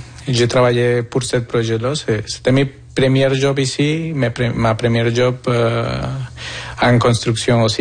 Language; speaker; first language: French; non-native, fluent; Spanish